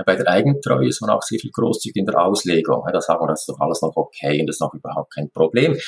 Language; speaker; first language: German; native; German